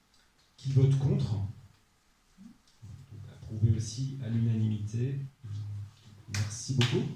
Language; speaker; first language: French; native; French